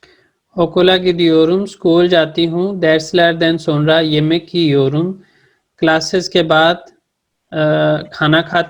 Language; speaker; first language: Turkish; non-native, fluent; Urdu